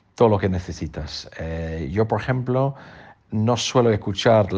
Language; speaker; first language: Spanish; non-native, fluent; English